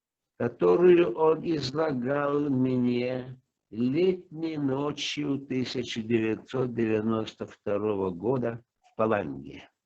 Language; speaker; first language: Russian; non-native, local second language; Lithuanian